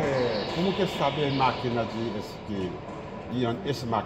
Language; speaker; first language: Portuguese; non-native, learner; Korean